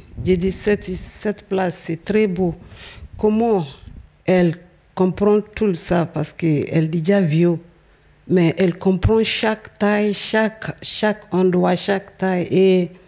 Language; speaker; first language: French; non-native, learner; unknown